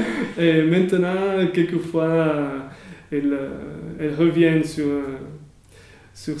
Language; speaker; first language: French; non-native, local second language; Italian